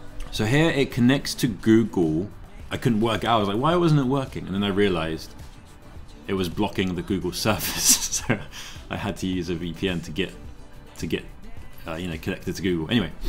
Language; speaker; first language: English; native; English